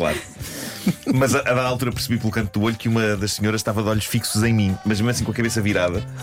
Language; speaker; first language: Portuguese; native; Portuguese